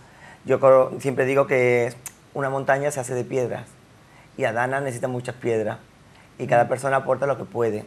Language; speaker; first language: Spanish; native; Spanish